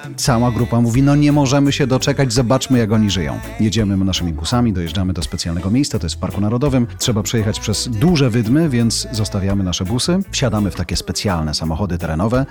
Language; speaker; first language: Polish; native; Polish